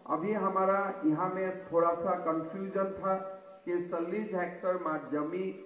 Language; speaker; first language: Hindi; non-native, local second language; Assamese